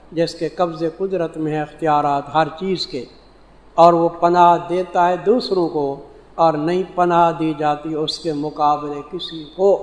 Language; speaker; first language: Urdu; non-native, local second language; Saraiki